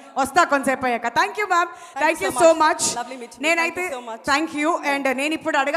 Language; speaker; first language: Telugu; native; Telugu